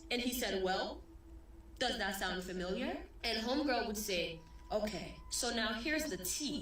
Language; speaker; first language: English; early bilingual, other home language; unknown